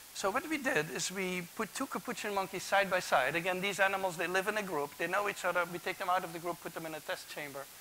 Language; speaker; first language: English; non-native, fluent; Dutch